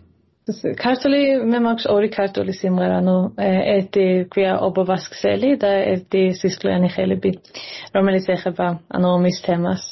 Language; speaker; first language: Georgian; early bilingual, heritage; Georgian